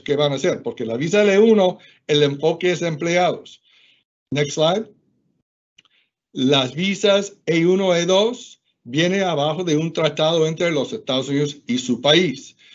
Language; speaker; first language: Spanish; non-native, fluent; English